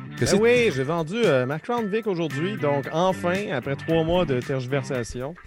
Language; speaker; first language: French; native; French